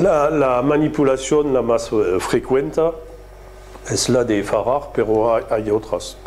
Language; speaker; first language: Spanish; non-native, fluent; French